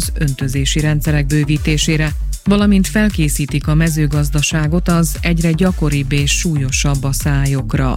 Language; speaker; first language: Hungarian; native; Hungarian